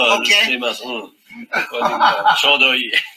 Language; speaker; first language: Japanese; non-native, learner; English